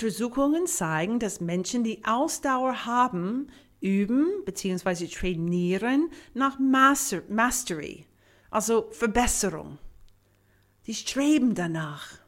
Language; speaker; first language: German; non-native, fluent; English